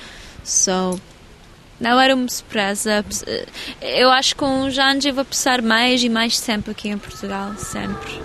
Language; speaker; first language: Portuguese; early bilingual, heritage; English